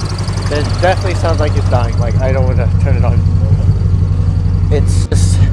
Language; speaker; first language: English; native; English